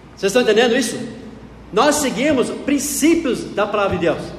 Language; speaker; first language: Portuguese; non-native, fluent; English